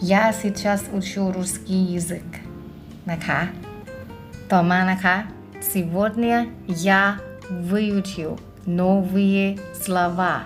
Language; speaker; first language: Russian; non-native, fluent; Thai